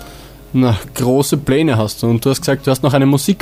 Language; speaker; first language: German; native; German